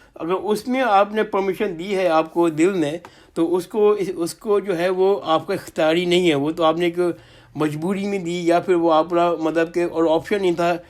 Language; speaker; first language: Urdu; native; Urdu